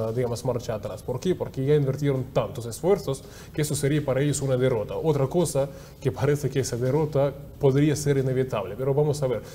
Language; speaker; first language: Spanish; non-native, fluent; Russian